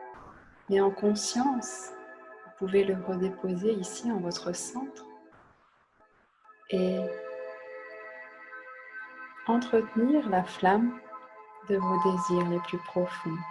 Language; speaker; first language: French; native; French